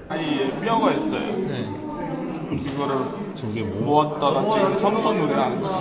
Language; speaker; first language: Korean; non-native, fluent; Mongolian